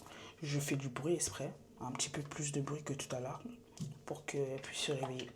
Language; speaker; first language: French; native; French